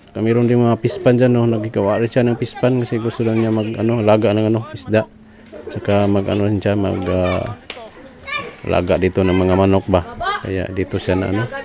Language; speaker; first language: Filipino; non-native, local second language; Cebuano